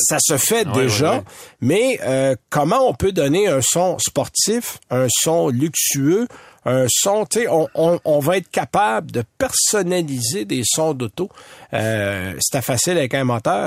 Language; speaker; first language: French; native; French